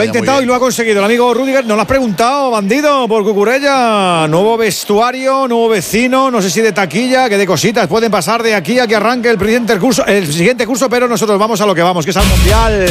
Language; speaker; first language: Spanish; native; Spanish